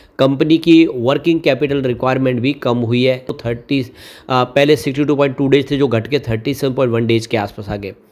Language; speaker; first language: Hindi; native; Hindi